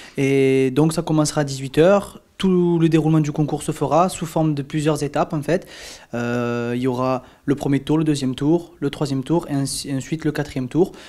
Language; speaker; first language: French; native; French